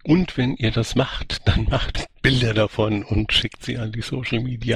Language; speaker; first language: German; native; German